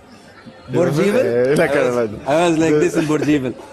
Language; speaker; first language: English; non-native, learner; Arabic